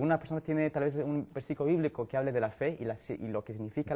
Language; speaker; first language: Spanish; native; Spanish